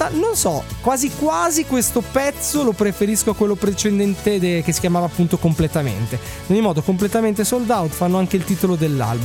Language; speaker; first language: Italian; native; Italian